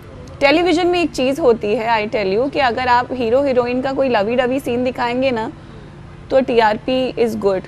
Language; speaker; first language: Hindi; native; Hindi